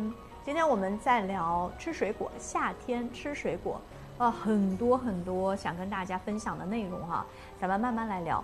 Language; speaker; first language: Chinese; native; Chinese